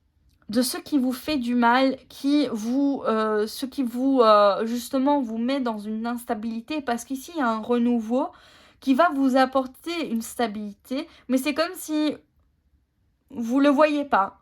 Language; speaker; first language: French; native; French